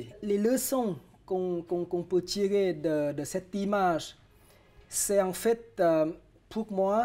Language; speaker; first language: French; non-native, fluent; Vietnamese